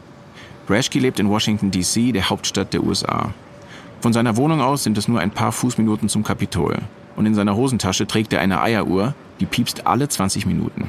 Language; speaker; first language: German; native; German